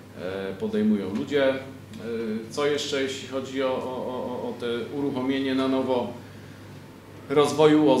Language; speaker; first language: Polish; native; Polish